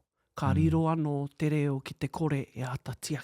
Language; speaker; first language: Māori; non-native, local second language; English